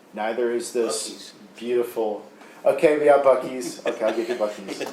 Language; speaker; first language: English; native; English